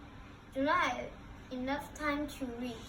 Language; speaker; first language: English; non-native, local second language; Cantonese